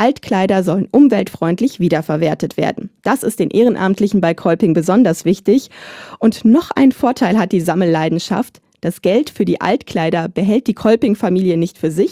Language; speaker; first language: German; native; German